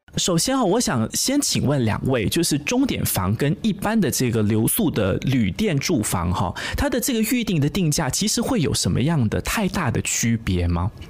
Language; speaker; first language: Chinese; native; Chinese